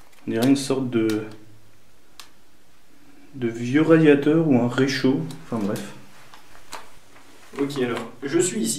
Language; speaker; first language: French; native; French